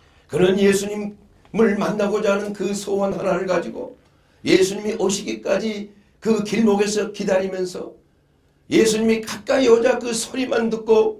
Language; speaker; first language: Korean; native; Korean